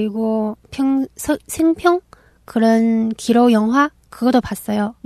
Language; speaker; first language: Korean; non-native, learner; Chinese